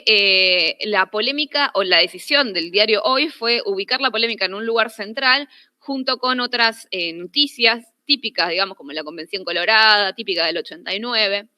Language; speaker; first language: Spanish; native; Spanish